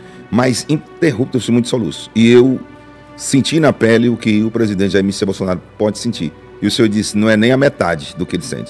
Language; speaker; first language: Portuguese; native; Portuguese